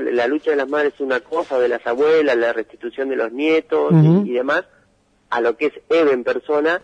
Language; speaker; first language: Spanish; native; Spanish